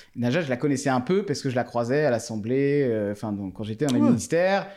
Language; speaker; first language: French; native; French